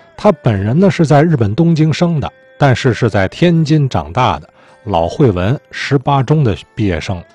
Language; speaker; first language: Chinese; native; Chinese